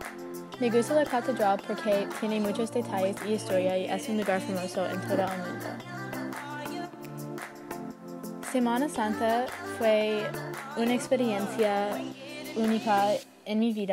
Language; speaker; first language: Spanish; non-native, learner; English